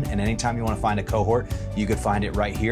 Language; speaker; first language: English; native; English